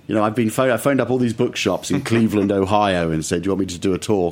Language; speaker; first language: English; native; English